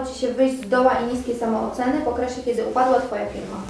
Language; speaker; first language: Polish; native; Polish